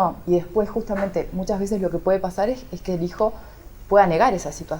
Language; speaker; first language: Spanish; native; Spanish